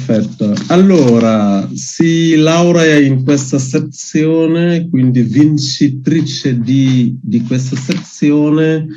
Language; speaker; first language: Italian; non-native, fluent; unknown